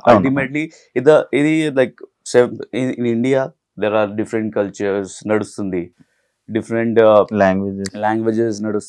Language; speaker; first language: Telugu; non-native, local second language; Hindi